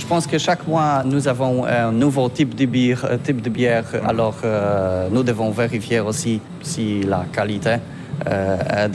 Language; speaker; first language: French; non-native, fluent; Polish